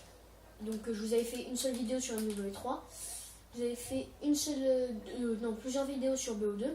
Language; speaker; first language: French; native; French